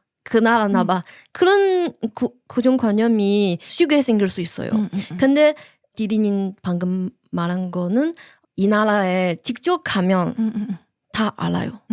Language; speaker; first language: Korean; non-native, learner; Chinese